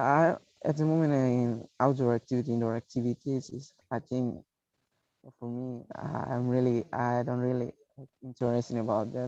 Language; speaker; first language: English; non-native, learner; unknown